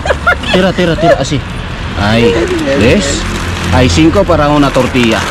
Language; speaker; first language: Spanish; non-native, learner; Filipino